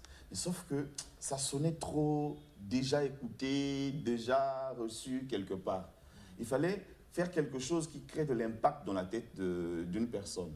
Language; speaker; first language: French; non-native, local second language; Lingala